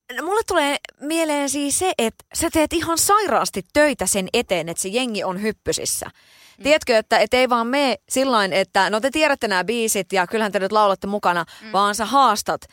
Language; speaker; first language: Finnish; native; Finnish